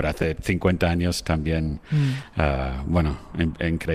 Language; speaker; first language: Spanish; non-native, fluent; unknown